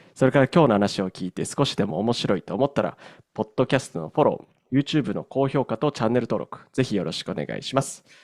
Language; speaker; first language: Japanese; native; Japanese